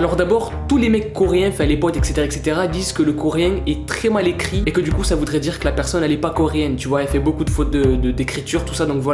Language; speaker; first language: French; native; French